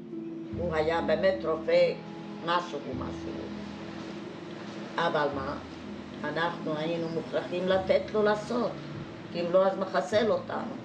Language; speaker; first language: Hebrew; non-native, fluent; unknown